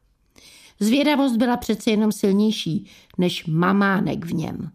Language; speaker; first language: Czech; native; Czech